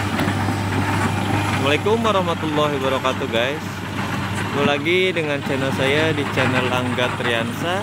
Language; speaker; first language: Indonesian; native; Indonesian